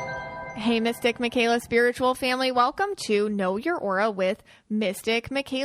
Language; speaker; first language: English; native; English